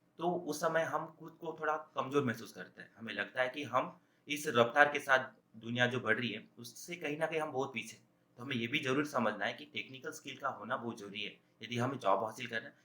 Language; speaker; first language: Hindi; native; Hindi